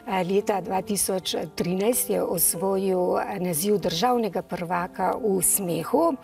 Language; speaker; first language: Slovenian; native; Slovenian